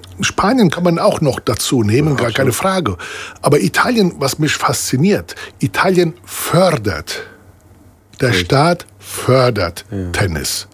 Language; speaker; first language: German; early bilingual, other home language; Italian